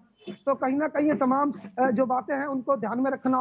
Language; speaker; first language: Hindi; native; Hindi